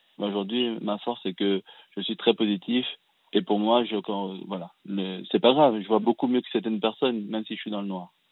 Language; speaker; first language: French; early bilingual, other home language; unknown